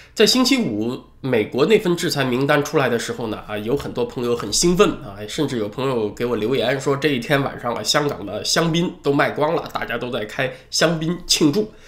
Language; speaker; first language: Chinese; native; Chinese